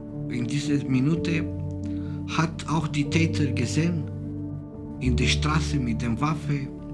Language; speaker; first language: German; non-native, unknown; Romanian